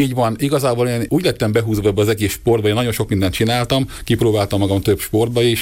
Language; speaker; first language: Hungarian; native; Hungarian